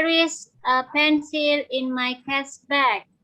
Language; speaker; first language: English; non-native, learner; Indonesian